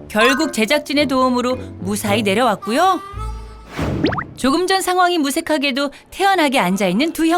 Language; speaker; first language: Korean; native; Korean